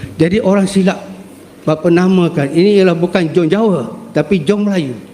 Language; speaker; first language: Malay; native; Malay